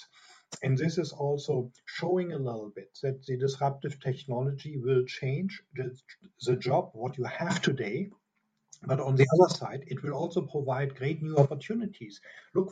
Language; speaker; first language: English; non-native, fluent; German